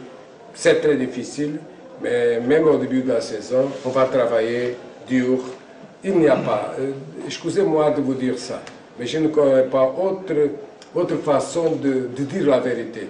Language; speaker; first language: French; non-native, fluent; Portuguese